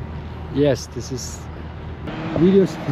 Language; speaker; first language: English; non-native, learner; Turkish